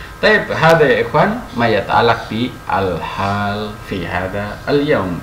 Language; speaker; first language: Arabic; non-native, fluent; Indonesian